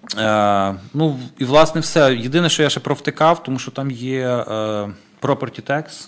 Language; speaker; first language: Ukrainian; native; Ukrainian